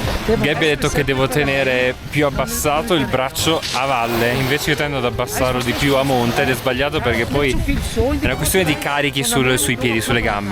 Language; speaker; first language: Italian; native; Italian